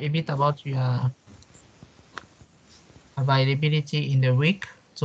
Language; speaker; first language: English; non-native, local second language; French